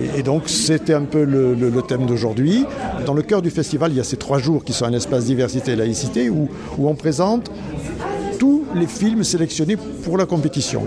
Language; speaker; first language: French; native; French